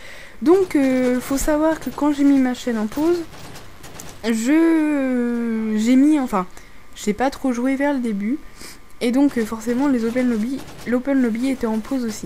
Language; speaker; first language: French; native; French